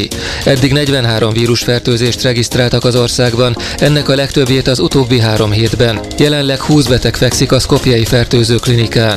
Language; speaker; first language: Hungarian; native; Hungarian